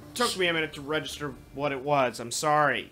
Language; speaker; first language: English; native; English